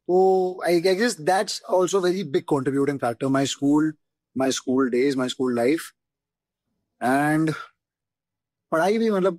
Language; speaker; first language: Hindi; native; Hindi